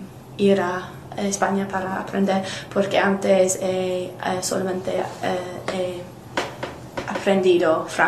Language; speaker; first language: Spanish; non-native, learner; English